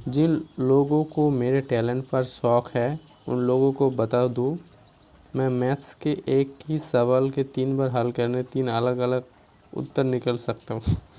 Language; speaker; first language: Hindi; non-native, local second language; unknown